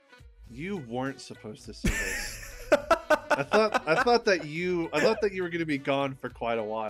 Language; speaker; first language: English; native; English